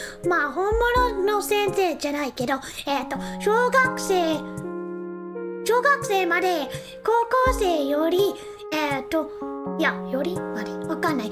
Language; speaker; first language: Japanese; non-native, learner; English